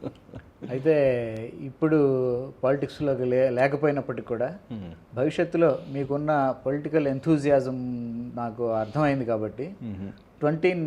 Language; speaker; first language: Telugu; native; Telugu